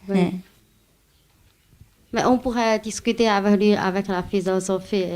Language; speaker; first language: French; non-native, fluent; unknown